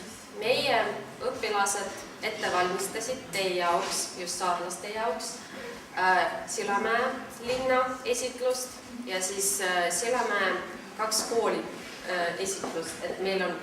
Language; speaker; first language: Estonian; non-native, local second language; Russian